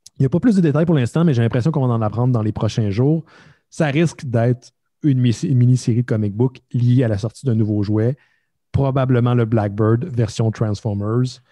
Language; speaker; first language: French; native; French